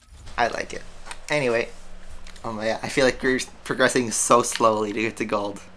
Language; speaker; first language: English; native; English